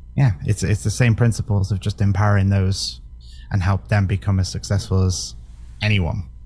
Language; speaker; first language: English; native; English